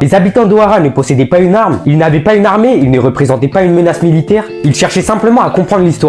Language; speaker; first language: French; native; French